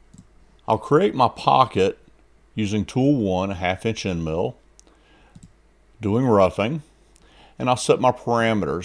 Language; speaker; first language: English; native; English